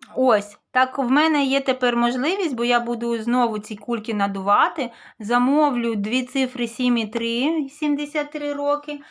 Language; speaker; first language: Ukrainian; native; Ukrainian